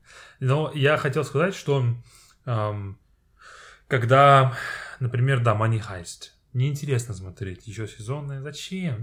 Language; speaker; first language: Russian; non-native, fluent; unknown